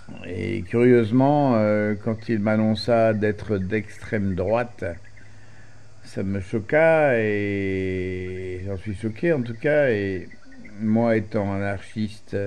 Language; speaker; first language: French; native; French